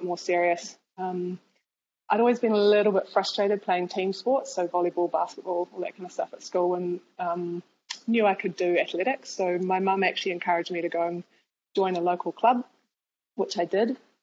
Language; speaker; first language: English; native; English